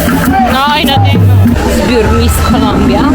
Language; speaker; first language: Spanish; non-native, learner; Polish